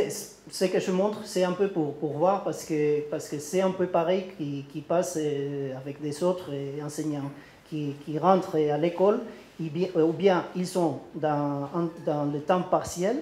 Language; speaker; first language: French; non-native, learner; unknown